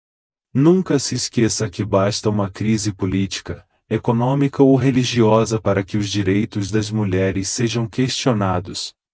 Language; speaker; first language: Portuguese; native; Portuguese